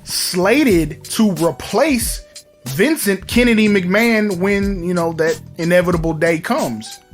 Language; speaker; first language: English; native; English